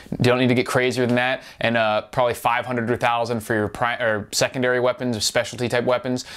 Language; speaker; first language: English; native; English